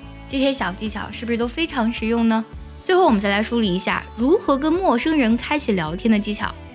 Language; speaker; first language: Chinese; native; Chinese